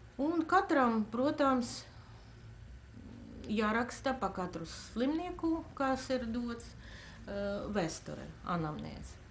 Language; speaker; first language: Latvian; non-native, local second language; Russian